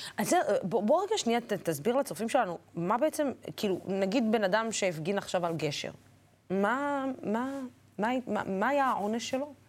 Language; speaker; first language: Hebrew; non-native, local second language; Arabic